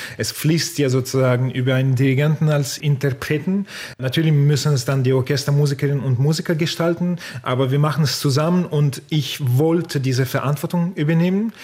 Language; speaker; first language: German; non-native, fluent; Russian